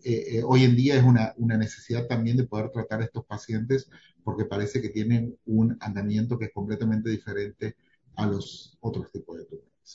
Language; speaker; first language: Spanish; native; Spanish